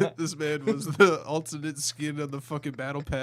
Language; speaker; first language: English; native; English